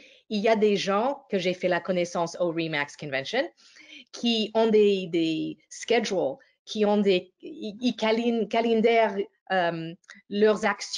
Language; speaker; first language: French; non-native, fluent; English